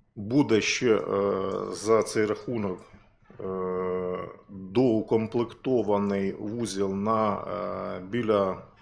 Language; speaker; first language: Ukrainian; native; Ukrainian